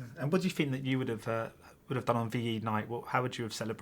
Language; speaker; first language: English; native; English